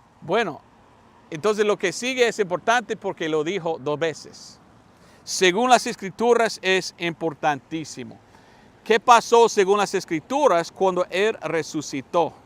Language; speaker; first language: Spanish; non-native, fluent; English